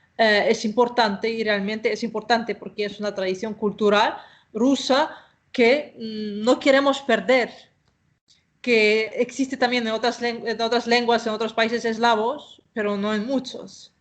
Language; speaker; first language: Spanish; non-native, fluent; Russian